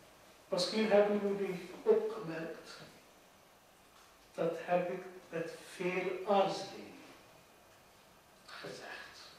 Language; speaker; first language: Dutch; non-native, fluent; Urdu